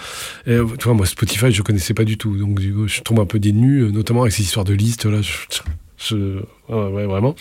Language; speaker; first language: French; native; French